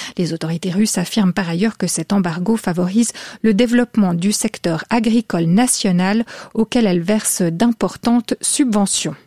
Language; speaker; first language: French; native; French